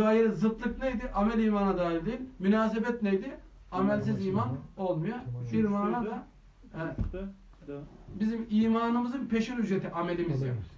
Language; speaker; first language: Turkish; native; Turkish